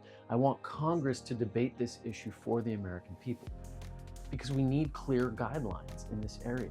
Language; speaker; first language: English; native; English